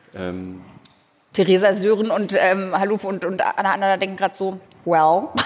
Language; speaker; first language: German; native; German